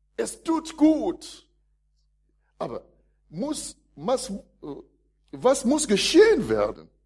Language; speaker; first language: German; non-native, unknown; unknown